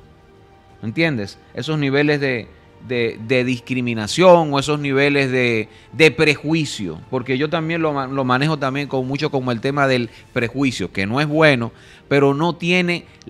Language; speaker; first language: Spanish; native; Spanish